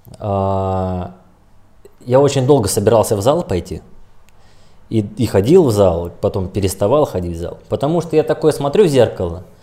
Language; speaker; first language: Russian; native; Russian